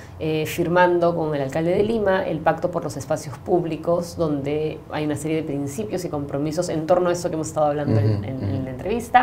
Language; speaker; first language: Spanish; native; Spanish